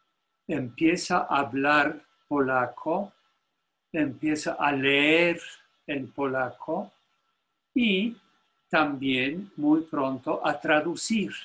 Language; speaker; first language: Spanish; non-native, fluent; Polish